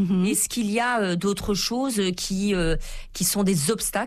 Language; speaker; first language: French; native; French